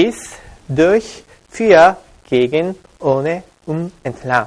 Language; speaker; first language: German; non-native, fluent; Korean